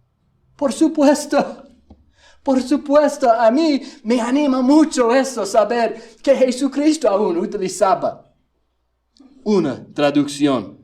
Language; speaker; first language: Spanish; non-native, fluent; English